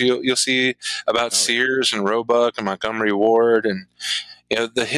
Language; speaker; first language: English; native; English